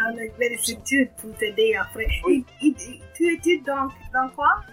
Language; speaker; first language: French; non-native, learner; English